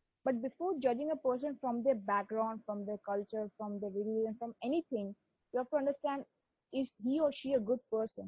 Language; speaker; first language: English; non-native, local second language; Bangla